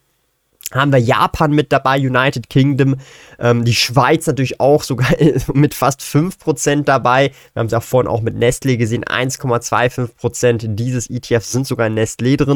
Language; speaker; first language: German; native; German